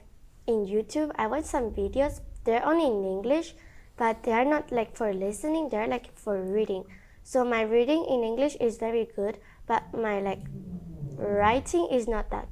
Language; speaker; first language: English; non-native, learner; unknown